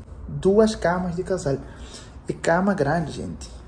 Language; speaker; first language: Portuguese; non-native, learner; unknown